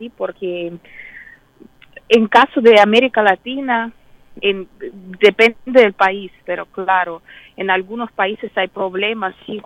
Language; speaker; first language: Spanish; non-native, fluent; Russian